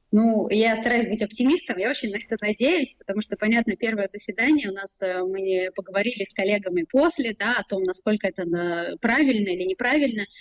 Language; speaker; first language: Russian; native; Russian